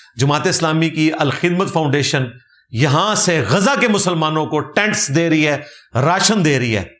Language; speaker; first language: Urdu; non-native, local second language; Punjabi